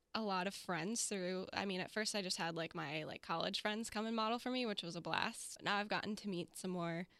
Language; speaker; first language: English; native; English